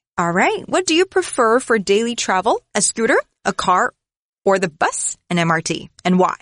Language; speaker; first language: English; non-native, fluent; Chinese